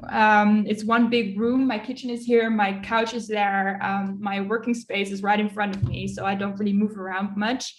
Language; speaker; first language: English; early bilingual, other home language; Dutch